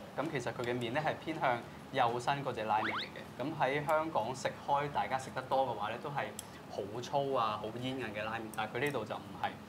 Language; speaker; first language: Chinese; native; Chinese